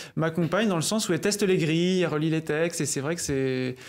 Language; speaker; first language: French; native; French